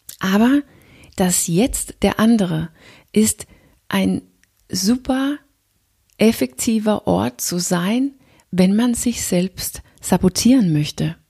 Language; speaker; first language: German; non-native, fluent; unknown